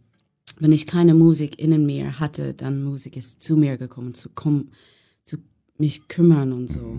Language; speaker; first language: German; non-native, learner; English